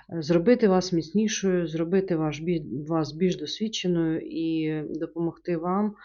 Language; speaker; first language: Ukrainian; non-native, local second language; Russian